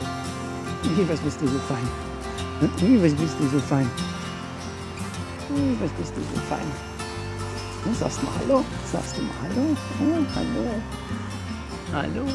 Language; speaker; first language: German; native; German